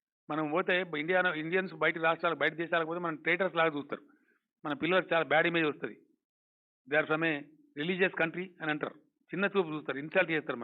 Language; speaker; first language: Telugu; native; Telugu